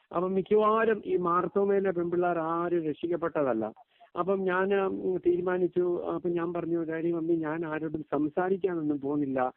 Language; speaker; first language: Malayalam; early bilingual, heritage; Malayalam